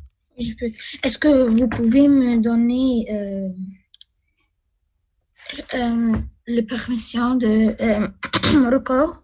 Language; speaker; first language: French; non-native, learner; Arabic